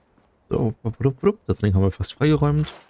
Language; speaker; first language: German; native; German